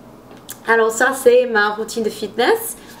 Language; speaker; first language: French; non-native, fluent; English